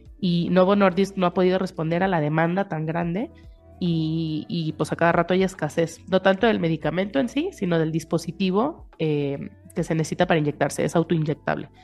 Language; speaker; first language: Spanish; native; Spanish